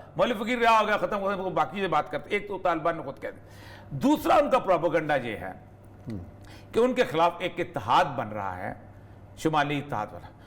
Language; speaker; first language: Urdu; non-native, local second language; Pashto